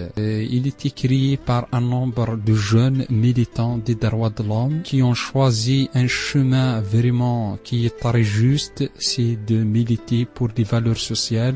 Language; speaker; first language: French; non-native, local second language; Arabic